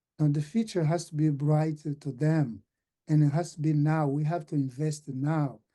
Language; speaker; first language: English; non-native, fluent; Portuguese